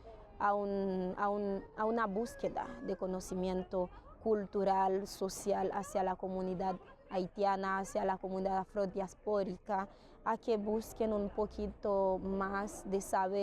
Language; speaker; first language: Spanish; non-native, fluent; Haitian Creole